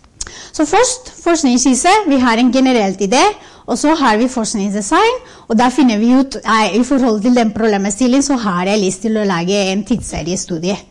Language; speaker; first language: Norwegian; non-native, fluent; Spanish